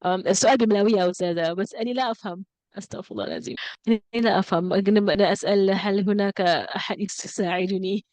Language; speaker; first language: Arabic; non-native, fluent; English